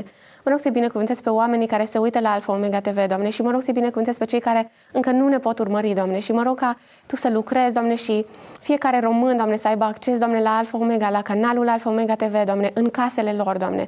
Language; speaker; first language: Romanian; native; Romanian